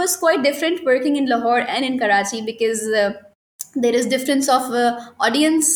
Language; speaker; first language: English; non-native, local second language; Urdu